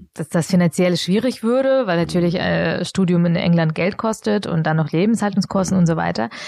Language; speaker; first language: German; early bilingual, other home language; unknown